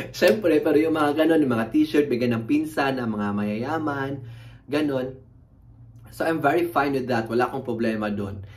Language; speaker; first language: Filipino; native; Filipino